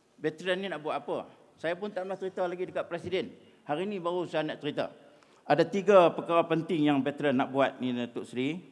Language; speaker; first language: Malay; native; Malay